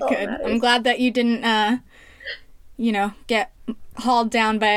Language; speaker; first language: English; early bilingual, other home language; Spanish